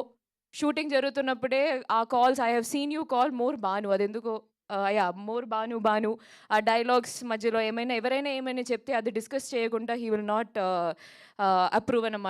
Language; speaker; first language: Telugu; non-native, local second language; Malayalam